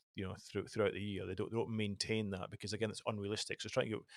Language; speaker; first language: English; native; English